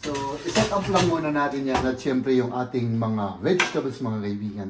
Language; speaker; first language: Filipino; native; Filipino